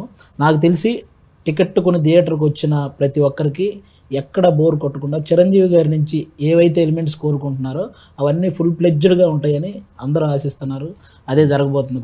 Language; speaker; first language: Telugu; native; Telugu